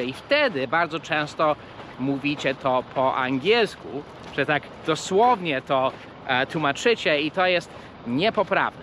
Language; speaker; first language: Polish; non-native, fluent; English